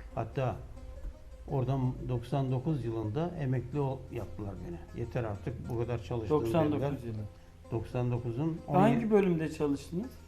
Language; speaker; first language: Turkish; native; Turkish